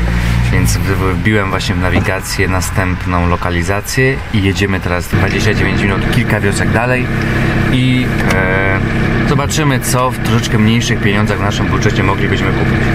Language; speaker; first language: Polish; native; Polish